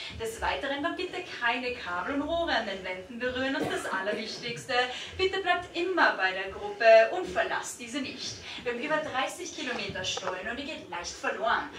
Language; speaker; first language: German; native; German